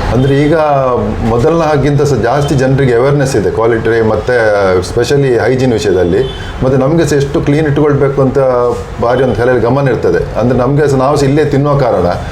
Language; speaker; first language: Kannada; native; Kannada